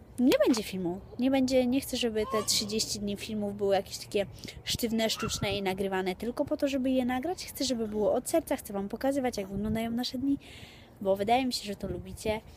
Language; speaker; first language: Polish; early bilingual, heritage; Polish